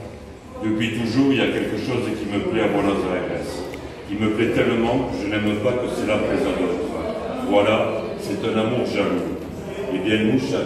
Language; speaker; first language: French; native; French